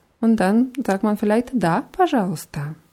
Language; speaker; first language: German; non-native, fluent; Russian